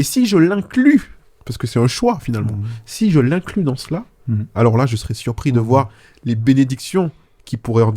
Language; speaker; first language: French; native; French